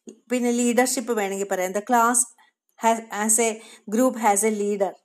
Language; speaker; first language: English; non-native, local second language; Malayalam